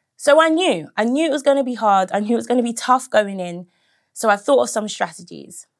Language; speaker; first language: English; native; English